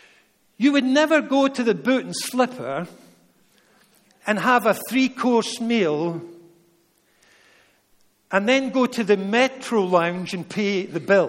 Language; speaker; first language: English; native; English